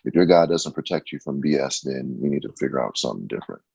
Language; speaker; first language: English; native; English